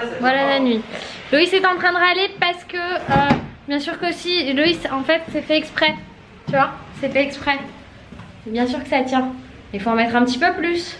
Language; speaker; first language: French; native; French